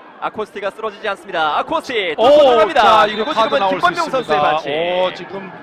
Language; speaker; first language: Korean; native; Korean